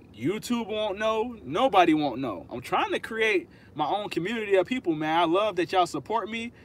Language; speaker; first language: English; native; English